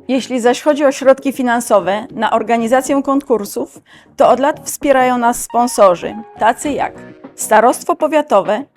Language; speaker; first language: Polish; native; Polish